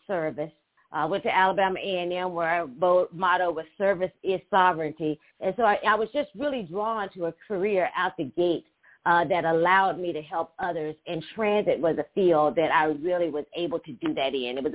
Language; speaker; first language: English; native; English